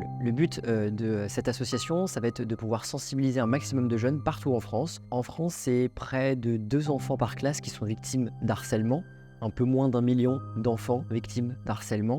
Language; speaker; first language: French; native; French